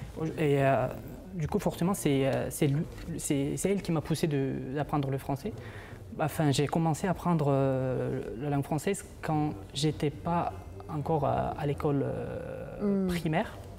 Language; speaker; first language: French; non-native, fluent; Uzbek